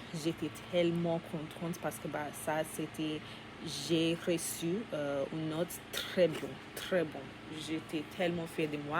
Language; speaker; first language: French; non-native, learner; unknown